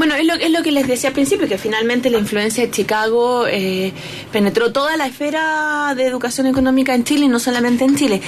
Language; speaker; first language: Spanish; native; Spanish